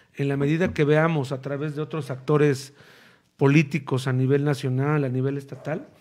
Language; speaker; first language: Spanish; native; Spanish